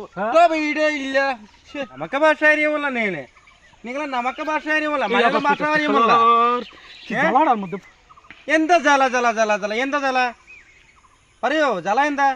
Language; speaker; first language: Malayalam; non-native, learner; Bangla